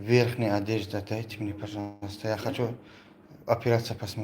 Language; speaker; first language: Russian; non-native, learner; Tajik